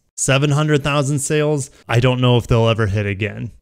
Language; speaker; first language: English; native; English